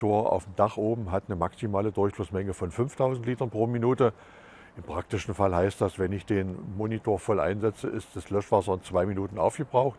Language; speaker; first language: German; native; German